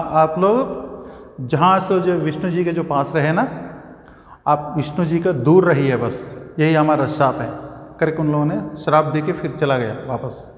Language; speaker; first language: Hindi; non-native, local second language; Telugu